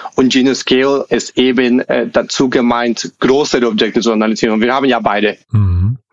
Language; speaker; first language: German; non-native, fluent; Spanish